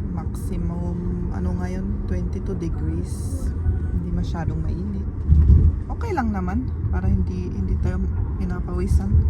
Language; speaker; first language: Filipino; non-native, fluent; German